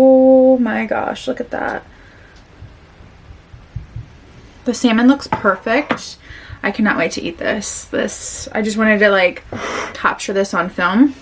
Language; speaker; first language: English; native; English